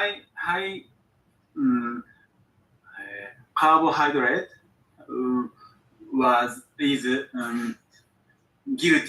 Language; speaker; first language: English; non-native, learner; Japanese